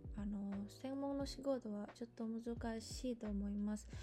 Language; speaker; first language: Japanese; non-native, fluent; Indonesian